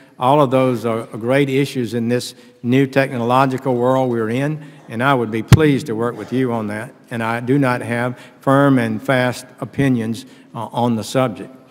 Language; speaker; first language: English; native; English